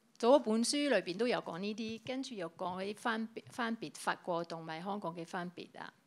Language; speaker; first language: Cantonese; non-native, fluent; French